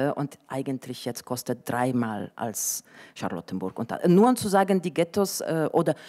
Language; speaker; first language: German; non-native, fluent; Italian